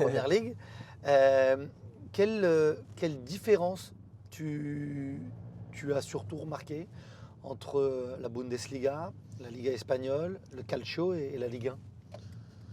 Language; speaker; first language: French; native; French